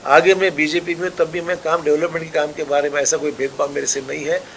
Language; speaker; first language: Hindi; non-native, local second language; Marathi